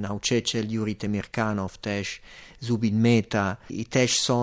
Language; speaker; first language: Polish; non-native, fluent; Italian